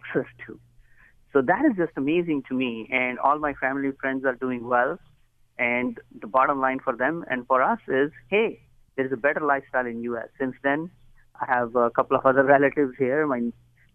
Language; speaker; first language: English; non-native, local second language; Hindi